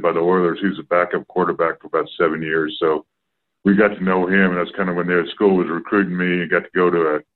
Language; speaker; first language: English; native; English